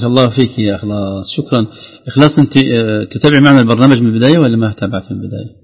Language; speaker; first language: Arabic; native; Arabic